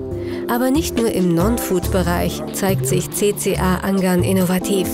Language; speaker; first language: German; native; German